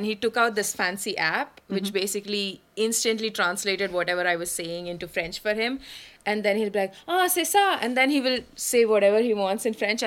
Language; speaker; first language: English; non-native, local second language; Malayalam